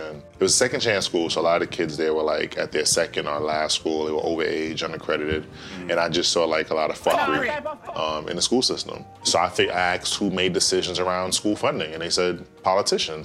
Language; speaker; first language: English; native; English